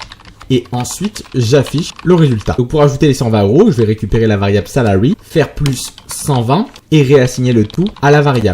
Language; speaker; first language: French; native; French